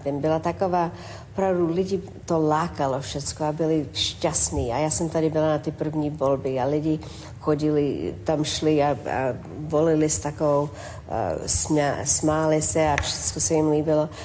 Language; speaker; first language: Czech; early bilingual, heritage; Czech